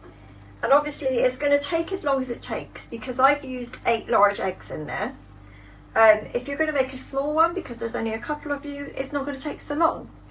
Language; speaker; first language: English; native; English